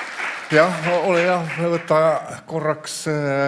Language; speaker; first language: Estonian; native; Estonian